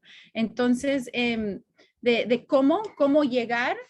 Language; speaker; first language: Spanish; non-native, fluent; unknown